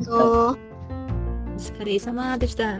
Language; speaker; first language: Japanese; non-native, learner; Malay